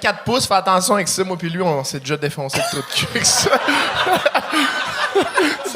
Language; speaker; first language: French; native; French